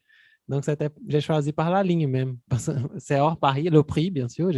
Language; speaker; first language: French; non-native, fluent; Portuguese